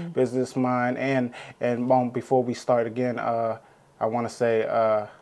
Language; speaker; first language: English; native; English